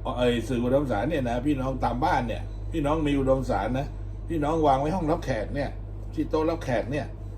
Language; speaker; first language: Thai; native; Thai